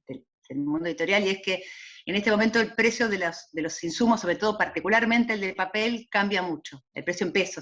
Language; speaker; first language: Spanish; native; Spanish